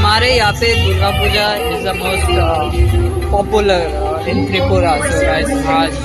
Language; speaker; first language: Hindi; non-native, local second language; Bangla